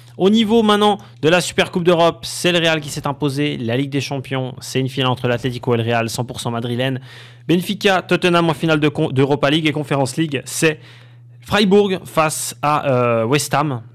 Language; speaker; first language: French; native; French